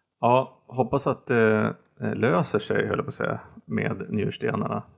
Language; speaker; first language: Swedish; native; Swedish